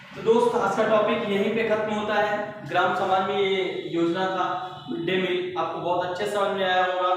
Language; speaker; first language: Hindi; native; Hindi